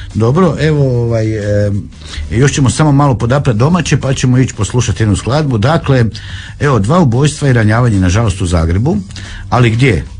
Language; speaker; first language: Croatian; native; Croatian